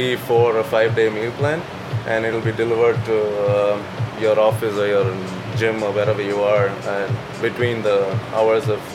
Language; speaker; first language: English; non-native, local second language; Malayalam